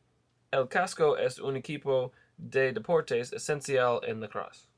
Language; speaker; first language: Spanish; non-native, learner; English